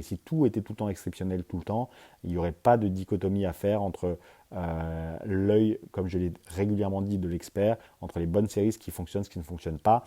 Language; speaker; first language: French; native; French